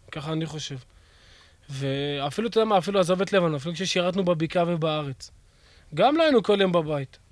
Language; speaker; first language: Hebrew; native; Hebrew